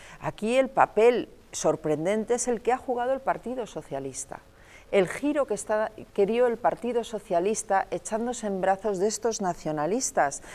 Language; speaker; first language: Spanish; native; Spanish